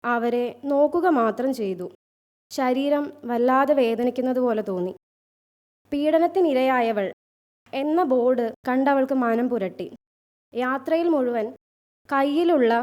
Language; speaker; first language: Malayalam; native; Malayalam